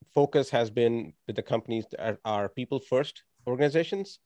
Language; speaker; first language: English; non-native, local second language; Tamil